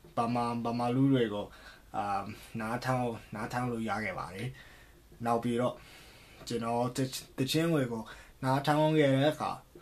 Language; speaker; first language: Burmese; non-native, learner; English